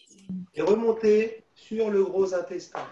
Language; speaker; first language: French; native; French